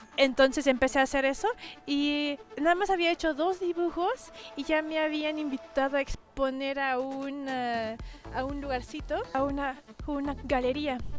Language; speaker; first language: Spanish; early bilingual, heritage; Spanish